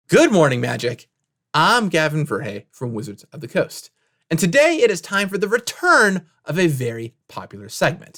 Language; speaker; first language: English; native; English